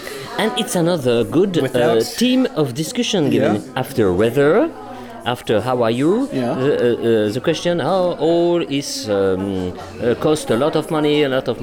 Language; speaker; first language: English; non-native, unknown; French